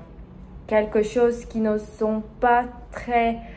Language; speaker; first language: French; non-native, learner; Spanish